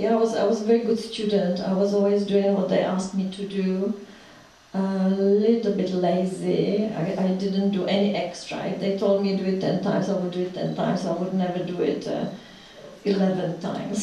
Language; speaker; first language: English; non-native, fluent; Czech